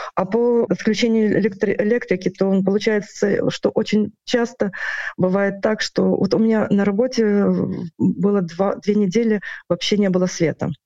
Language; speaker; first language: Russian; non-native, local second language; Ukrainian